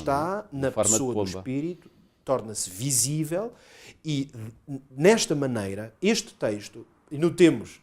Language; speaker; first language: Portuguese; native; Portuguese